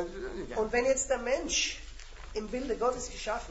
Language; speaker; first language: German; native; German